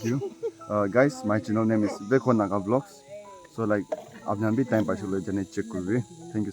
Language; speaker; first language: Hindi; non-native, local second language; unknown